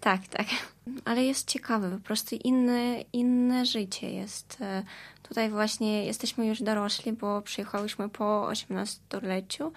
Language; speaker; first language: Polish; non-native, fluent; Russian